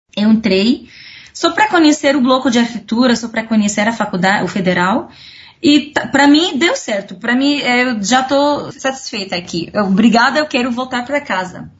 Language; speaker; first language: Portuguese; non-native, fluent; Arabic